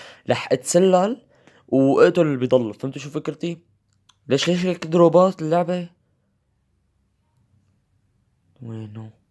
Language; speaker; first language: Arabic; native; Arabic